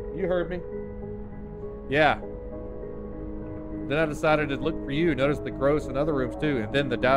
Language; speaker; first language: English; native; English